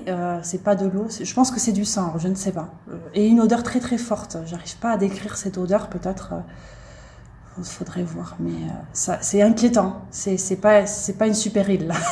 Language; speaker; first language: French; native; French